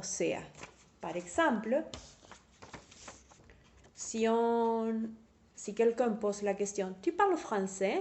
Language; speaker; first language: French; non-native, fluent; Spanish